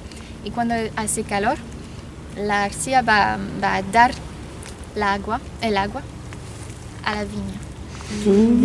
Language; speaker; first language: Spanish; non-native, fluent; French